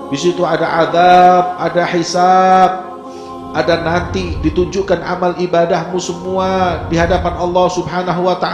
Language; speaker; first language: Indonesian; native; Indonesian